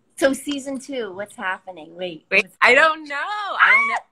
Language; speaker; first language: English; native; English